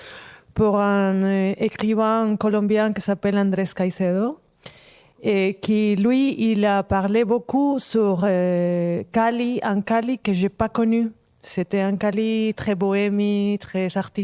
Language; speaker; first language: French; non-native, fluent; Spanish